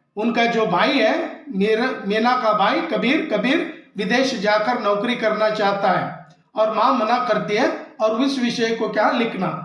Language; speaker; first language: Hindi; non-native, local second language; Kannada